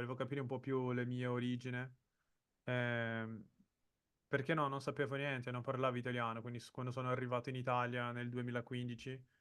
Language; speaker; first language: Italian; non-native, fluent; Portuguese